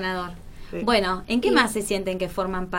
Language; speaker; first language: Spanish; native; Spanish